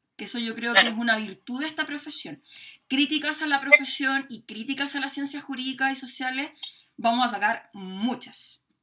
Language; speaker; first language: Spanish; native; Spanish